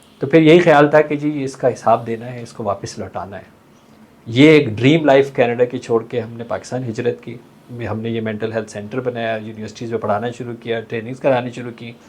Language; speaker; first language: Urdu; native; Urdu